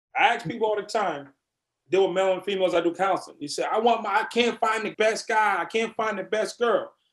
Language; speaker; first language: English; native; English